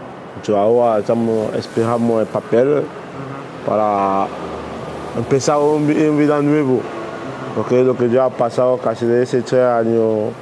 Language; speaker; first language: Spanish; non-native, learner; Arabic